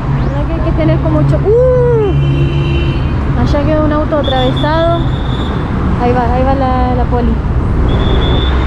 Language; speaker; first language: Spanish; native; Spanish